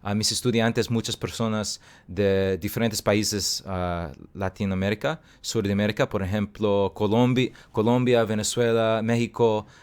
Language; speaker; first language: Spanish; non-native, learner; English